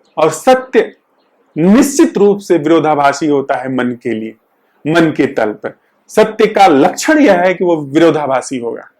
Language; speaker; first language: Hindi; native; Hindi